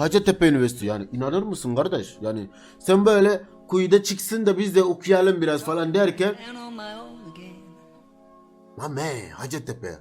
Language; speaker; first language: Turkish; non-native, fluent; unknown